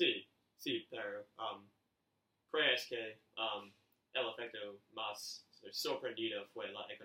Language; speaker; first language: Spanish; non-native, learner; English